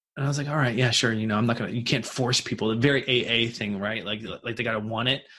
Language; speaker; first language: English; native; English